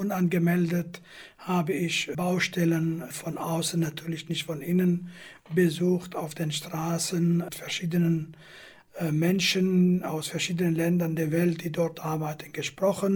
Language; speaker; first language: German; non-native, fluent; Kurdish